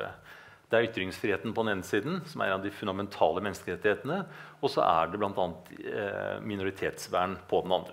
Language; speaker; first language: Norwegian; native; Norwegian